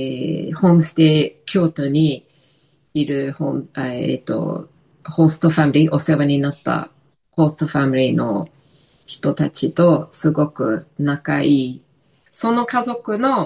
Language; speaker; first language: Japanese; non-native, fluent; English